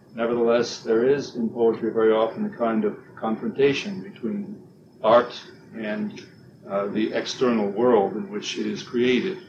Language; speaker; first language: English; native; English